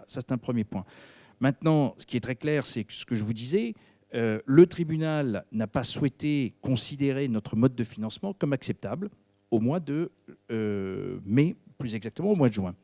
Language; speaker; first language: French; native; French